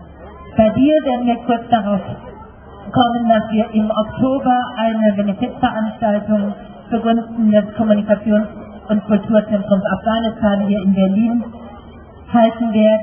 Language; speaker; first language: German; native; German